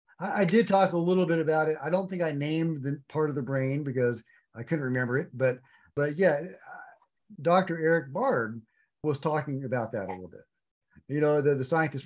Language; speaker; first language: English; native; English